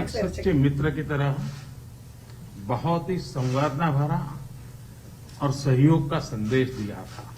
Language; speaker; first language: Hindi; native; Hindi